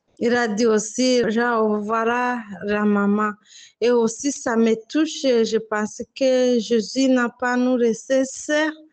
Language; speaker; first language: French; non-native, local second language; Swahili